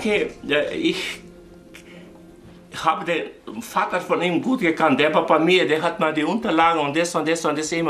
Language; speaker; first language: German; non-native, fluent; Croatian